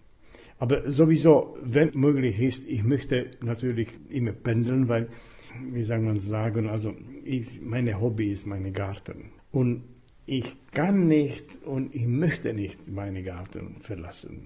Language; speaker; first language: German; non-native, fluent; Slovak